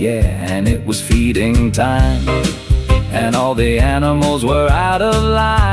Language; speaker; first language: English; native; English